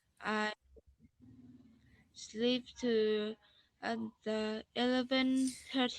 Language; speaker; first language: English; non-native, learner; Vietnamese